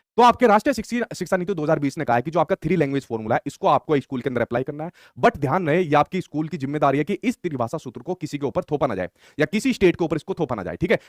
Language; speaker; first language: Hindi; native; Hindi